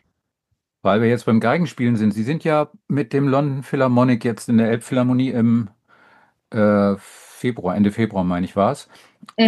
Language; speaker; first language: German; native; German